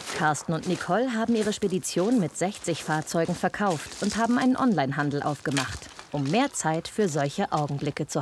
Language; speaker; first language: German; native; German